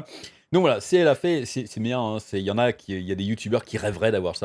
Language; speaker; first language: French; native; French